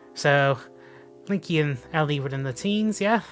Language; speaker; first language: English; native; English